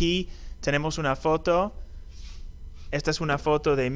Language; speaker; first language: Spanish; non-native, fluent; English